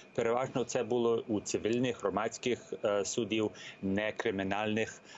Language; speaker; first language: Ukrainian; early bilingual, heritage; Ukrainian